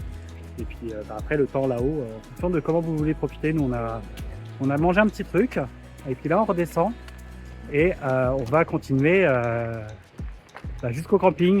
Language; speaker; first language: French; native; French